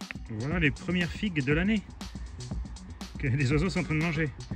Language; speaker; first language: French; native; French